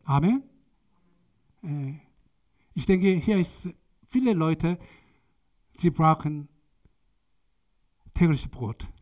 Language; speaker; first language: German; non-native, learner; Korean